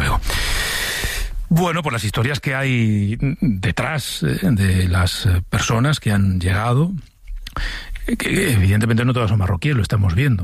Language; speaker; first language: Spanish; native; Spanish